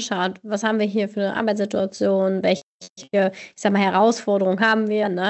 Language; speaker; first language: German; native; German